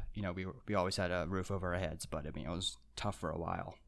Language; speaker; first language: English; early bilingual, other home language; Japanese